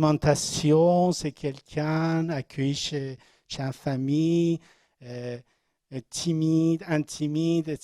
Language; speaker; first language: French; non-native, learner; Persian